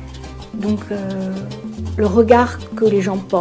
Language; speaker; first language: French; native; French